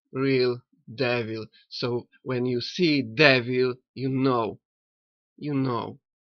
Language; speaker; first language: English; non-native, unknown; Polish